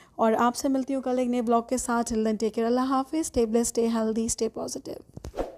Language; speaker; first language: Urdu; native; Urdu